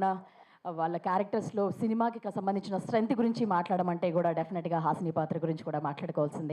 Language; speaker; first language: Telugu; native; Telugu